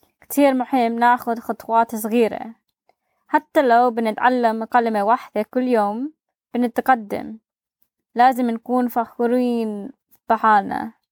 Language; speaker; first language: Arabic; non-native, learner; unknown